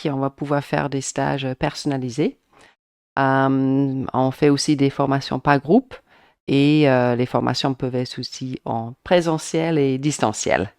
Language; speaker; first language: French; non-native, fluent; English